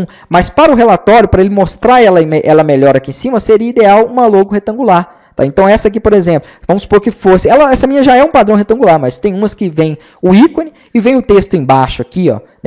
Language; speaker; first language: Portuguese; native; Portuguese